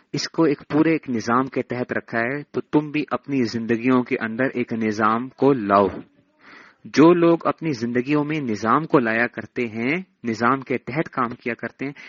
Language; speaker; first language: Urdu; native; Urdu